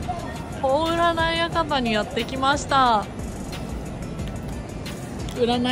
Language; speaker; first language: Japanese; native; Japanese